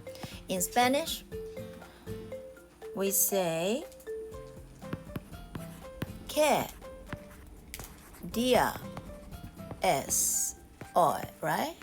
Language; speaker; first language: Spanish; non-native, learner; Japanese